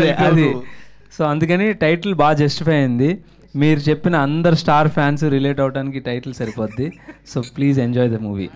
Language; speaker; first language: Telugu; native; Telugu